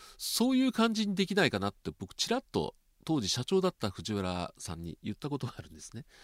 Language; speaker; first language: Japanese; native; Japanese